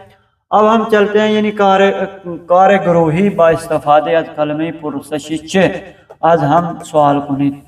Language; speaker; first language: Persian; non-native, fluent; Urdu